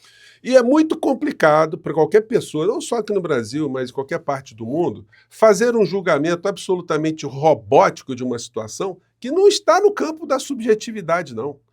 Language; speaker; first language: Portuguese; native; Portuguese